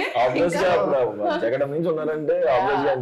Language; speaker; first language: Telugu; native; Telugu